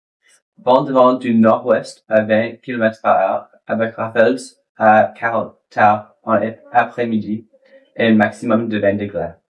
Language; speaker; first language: French; non-native, local second language; English